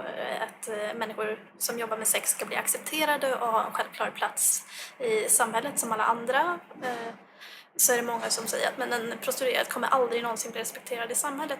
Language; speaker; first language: Swedish; native; Swedish